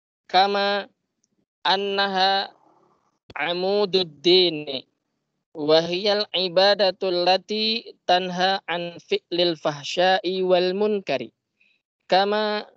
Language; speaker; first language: Arabic; non-native, fluent; Indonesian